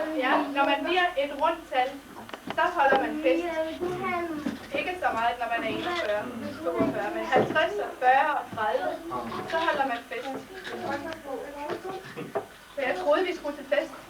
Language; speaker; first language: Danish; native; Danish